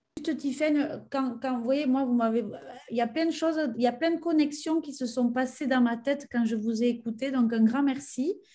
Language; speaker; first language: French; native; French